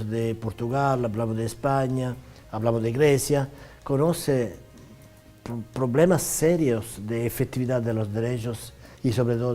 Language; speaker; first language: Spanish; non-native, fluent; Italian